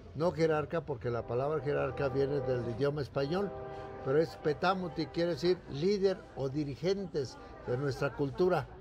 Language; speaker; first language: Spanish; native; Spanish